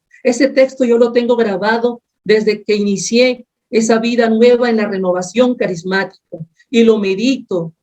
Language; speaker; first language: Spanish; native; Spanish